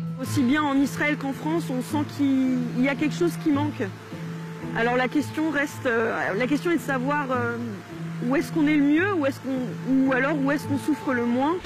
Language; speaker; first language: French; native; French